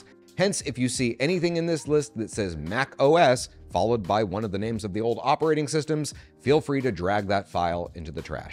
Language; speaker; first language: English; native; English